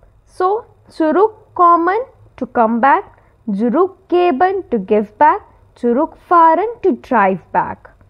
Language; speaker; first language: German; non-native, fluent; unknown